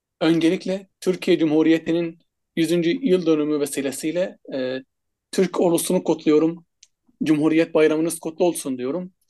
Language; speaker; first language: Turkish; non-native, fluent; Arabic